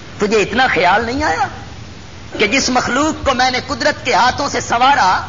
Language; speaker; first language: Urdu; non-native, local second language; Punjabi